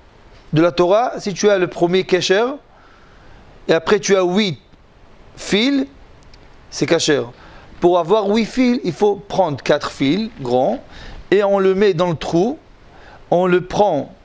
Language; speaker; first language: French; non-native, learner; Hebrew